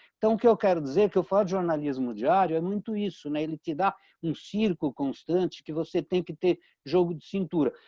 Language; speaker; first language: Portuguese; early bilingual, other home language; Italian